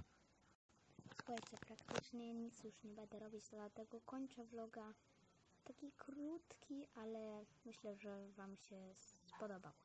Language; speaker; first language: Polish; native; Polish